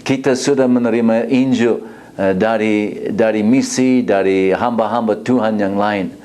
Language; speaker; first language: Indonesian; non-native, fluent; English